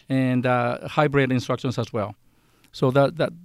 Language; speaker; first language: English; non-native, fluent; Spanish